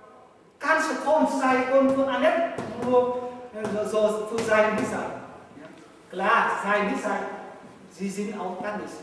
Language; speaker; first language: German; non-native, learner; Vietnamese